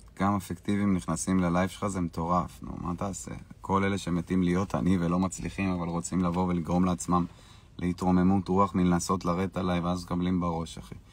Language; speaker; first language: Hebrew; native; Hebrew